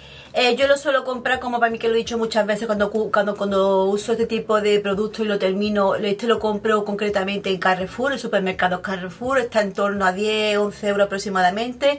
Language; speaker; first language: Spanish; native; Spanish